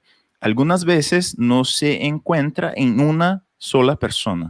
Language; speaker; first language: Spanish; non-native, fluent; Portuguese